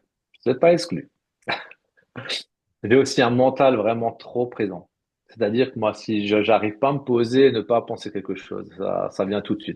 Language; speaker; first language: French; native; French